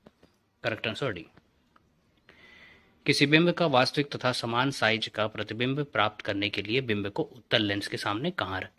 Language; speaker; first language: Hindi; native; Hindi